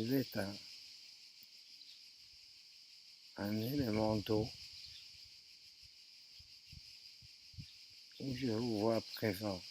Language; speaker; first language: French; native; French